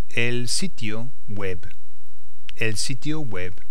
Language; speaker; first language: Spanish; non-native, learner; English